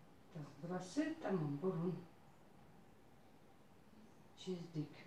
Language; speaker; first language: Turkish; non-native, learner; Russian